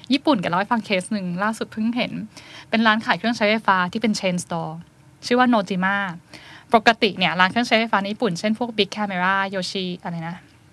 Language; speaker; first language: Thai; native; Thai